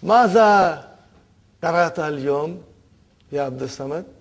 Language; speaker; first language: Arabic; non-native, fluent; Urdu